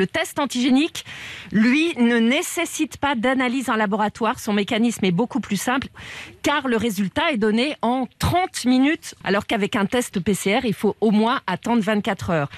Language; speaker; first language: French; native; French